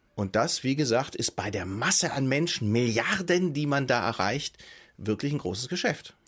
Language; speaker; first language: German; native; German